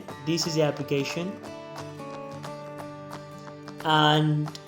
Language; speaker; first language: English; non-native, fluent; Spanish